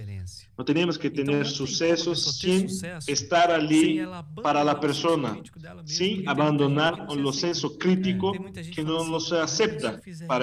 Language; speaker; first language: Spanish; non-native, learner; Portuguese